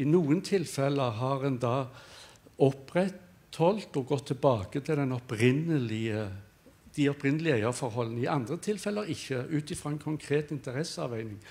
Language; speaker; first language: Norwegian; native; Norwegian